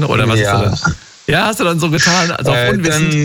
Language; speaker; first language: German; native; German